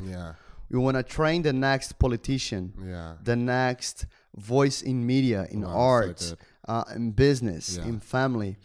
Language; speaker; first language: English; non-native, fluent; Portuguese